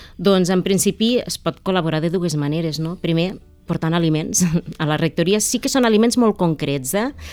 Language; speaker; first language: Catalan; native; Catalan